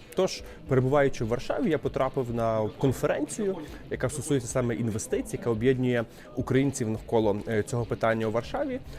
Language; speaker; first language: Ukrainian; native; Ukrainian